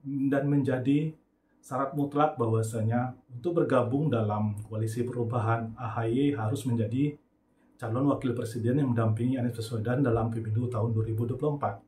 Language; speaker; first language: Indonesian; native; Indonesian